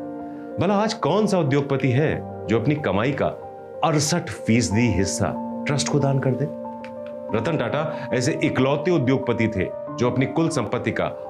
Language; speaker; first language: Hindi; native; Hindi